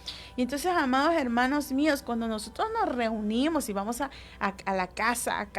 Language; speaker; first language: Spanish; native; Spanish